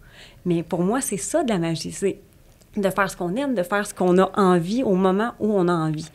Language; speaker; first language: French; native; French